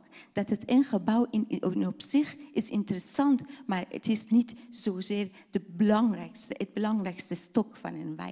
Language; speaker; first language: Dutch; non-native, fluent; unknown